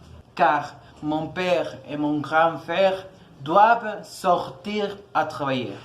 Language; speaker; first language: French; non-native, learner; Spanish